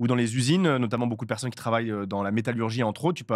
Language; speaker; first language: French; native; French